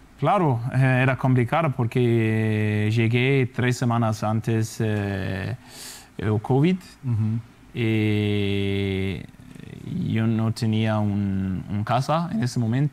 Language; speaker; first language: Spanish; non-native, fluent; Danish